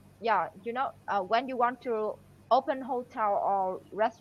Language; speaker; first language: English; non-native, learner; Vietnamese